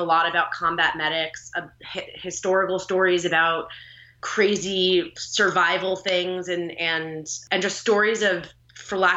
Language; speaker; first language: English; native; English